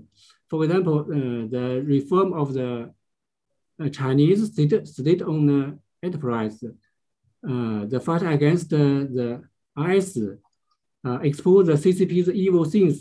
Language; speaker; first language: English; non-native, learner; Chinese